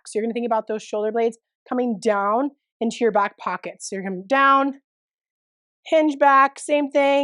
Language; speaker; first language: English; native; English